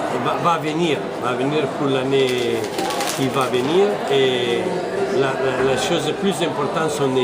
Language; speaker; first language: French; non-native, fluent; Italian